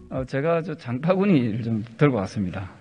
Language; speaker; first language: Korean; native; Korean